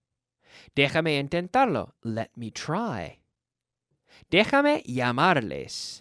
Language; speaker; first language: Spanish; non-native, fluent; English